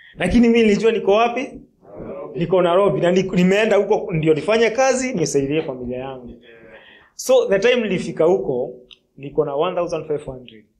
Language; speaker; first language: Swahili; non-native, local second language; Kikuyu